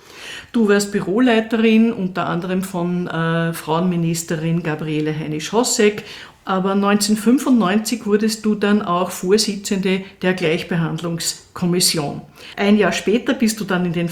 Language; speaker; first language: German; native; German